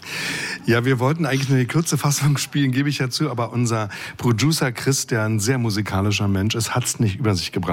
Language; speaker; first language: German; native; German